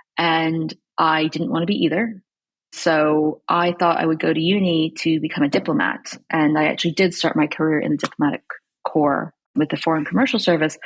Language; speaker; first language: English; early bilingual, other home language; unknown